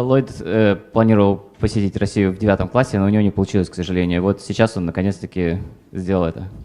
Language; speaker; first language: Russian; native; Russian